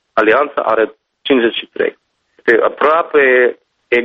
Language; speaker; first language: Romanian; non-native, fluent; English